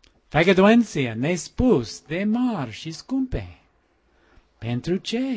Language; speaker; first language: Romanian; non-native, learner; English